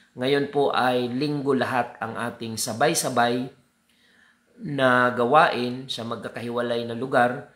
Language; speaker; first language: Filipino; native; Filipino